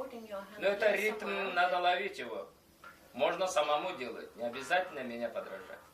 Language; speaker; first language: Russian; non-native, local second language; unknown